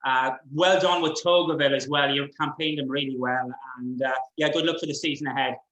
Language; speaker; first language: English; native; English